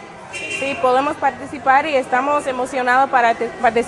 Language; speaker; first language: Spanish; non-native, fluent; English